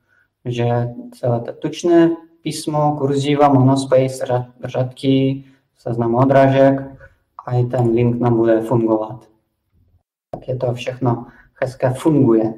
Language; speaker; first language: Czech; non-native, fluent; Russian